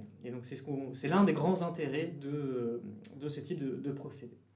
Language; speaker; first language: French; native; French